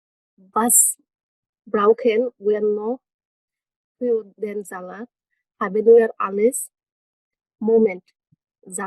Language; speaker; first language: German; non-native, learner; Bangla